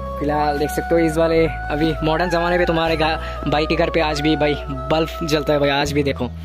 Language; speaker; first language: Hindi; non-native, local second language; Bangla